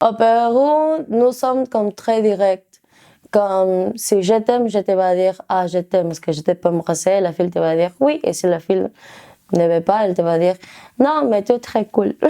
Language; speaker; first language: French; non-native, learner; Spanish